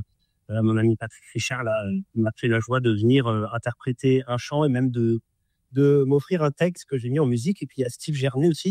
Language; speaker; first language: French; native; French